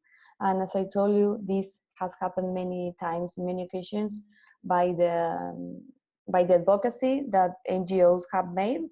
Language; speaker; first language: English; non-native, fluent; Spanish